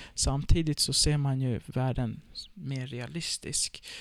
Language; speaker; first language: Swedish; early bilingual, other home language; Turkish